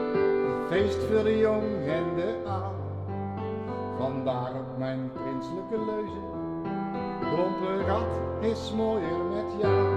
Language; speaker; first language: Dutch; native; Dutch